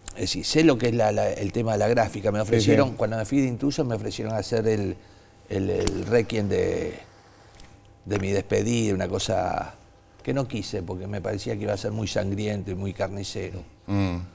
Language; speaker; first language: Spanish; native; Spanish